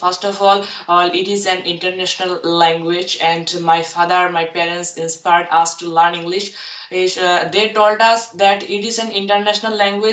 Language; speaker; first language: English; non-native, learner; Bangla